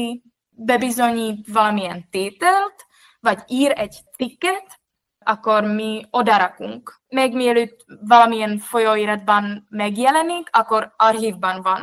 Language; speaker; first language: Hungarian; non-native, fluent; Czech